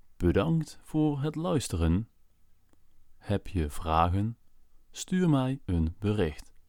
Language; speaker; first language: Dutch; native; Dutch